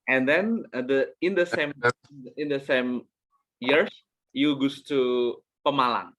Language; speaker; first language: English; non-native, learner; Indonesian